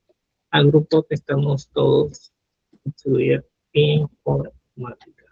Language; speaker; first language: Spanish; native; Spanish